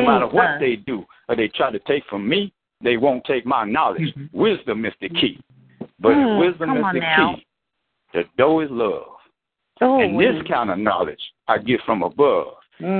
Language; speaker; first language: English; native; English